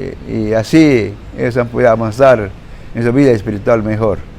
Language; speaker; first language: Spanish; non-native, local second language; Shipibo-Conibo